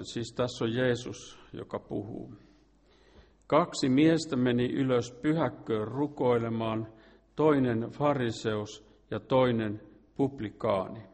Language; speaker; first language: Finnish; native; Finnish